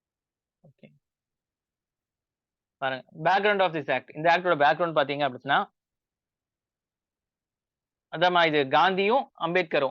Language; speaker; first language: Tamil; native; Tamil